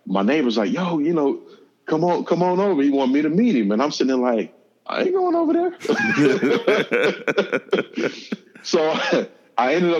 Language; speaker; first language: English; native; English